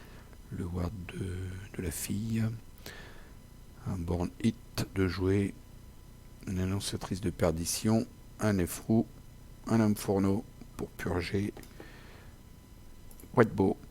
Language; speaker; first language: French; native; French